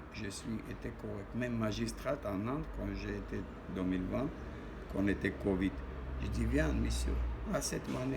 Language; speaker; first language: French; non-native, learner; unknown